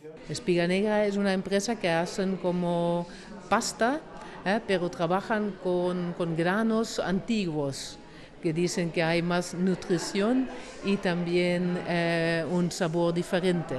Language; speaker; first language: Spanish; non-native, fluent; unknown